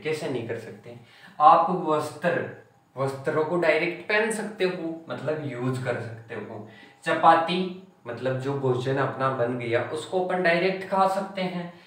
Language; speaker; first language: Hindi; native; Hindi